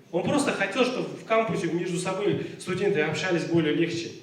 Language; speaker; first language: Russian; non-native, local second language; Kazakh